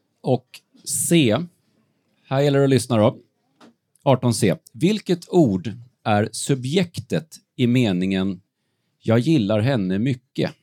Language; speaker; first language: Swedish; native; Swedish